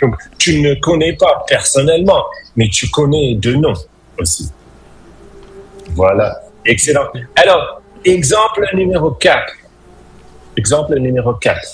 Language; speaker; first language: French; non-native, fluent; English